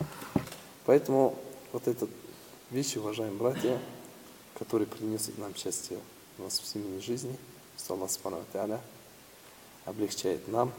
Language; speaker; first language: Russian; non-native, local second language; Tatar